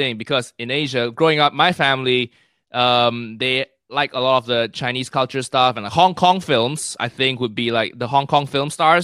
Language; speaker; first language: English; non-native, local second language; Cantonese